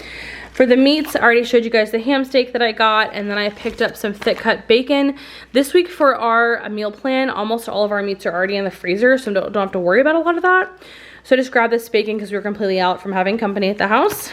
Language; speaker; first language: English; native; English